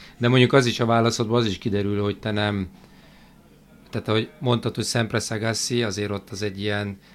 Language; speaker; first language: Hungarian; native; Hungarian